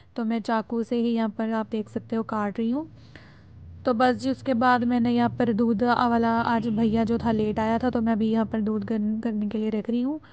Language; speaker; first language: Hindi; non-native, local second language; Punjabi